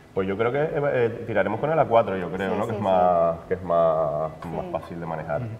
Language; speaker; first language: Spanish; native; Spanish